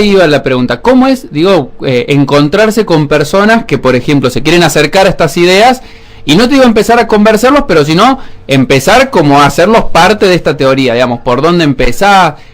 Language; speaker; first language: Spanish; native; Spanish